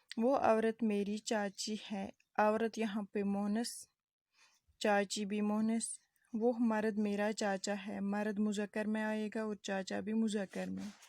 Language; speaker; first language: Urdu; non-native, local second language; Kashmiri